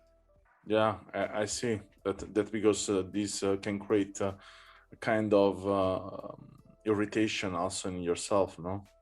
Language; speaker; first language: English; non-native, fluent; Italian